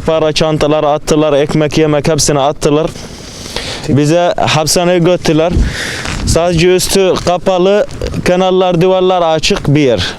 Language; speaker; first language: Turkish; non-native, learner; Arabic